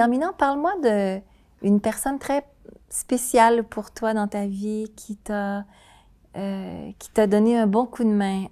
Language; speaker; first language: French; native; French